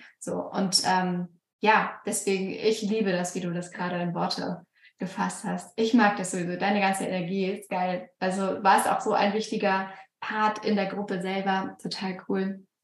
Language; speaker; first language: German; native; German